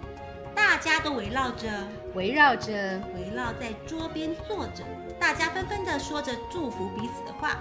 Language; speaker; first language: Chinese; native; Chinese